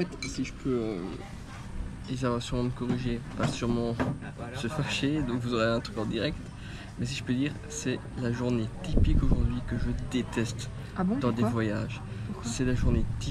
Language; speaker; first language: French; native; French